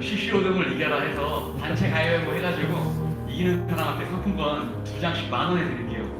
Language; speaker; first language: Korean; native; Korean